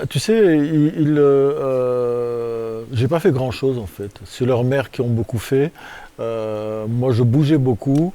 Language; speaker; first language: French; non-native, local second language; Arabic